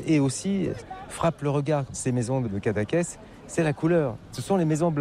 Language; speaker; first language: French; native; French